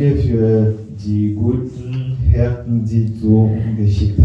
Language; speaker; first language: German; non-native, learner; French